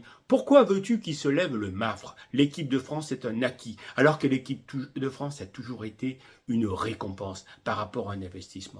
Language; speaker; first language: French; native; French